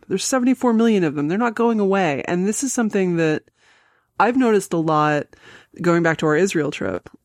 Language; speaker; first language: English; native; English